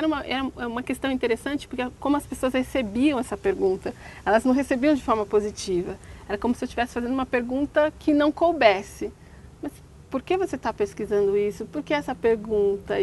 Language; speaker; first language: Portuguese; native; Portuguese